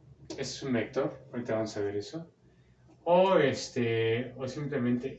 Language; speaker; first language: Spanish; native; Spanish